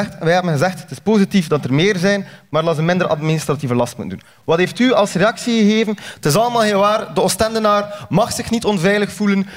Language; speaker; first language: Dutch; native; Dutch